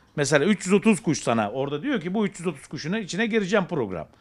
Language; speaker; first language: Turkish; native; Turkish